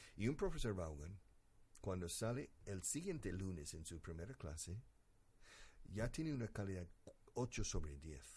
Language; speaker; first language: Spanish; non-native, fluent; English